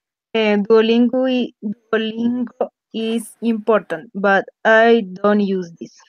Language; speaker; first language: English; non-native, learner; Spanish